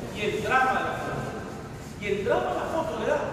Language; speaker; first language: Spanish; native; Spanish